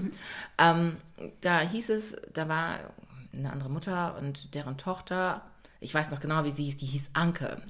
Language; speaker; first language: German; native; German